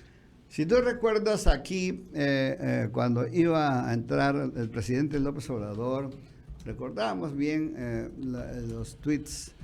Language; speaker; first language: Spanish; native; Spanish